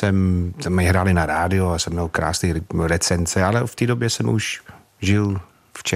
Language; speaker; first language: Czech; non-native, fluent; English